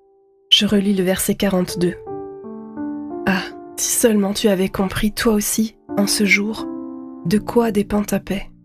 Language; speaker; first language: French; native; French